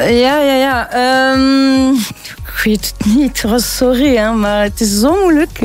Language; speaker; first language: Dutch; non-native, local second language; French